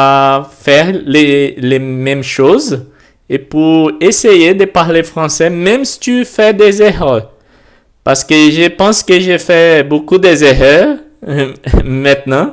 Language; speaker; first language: French; non-native, learner; Portuguese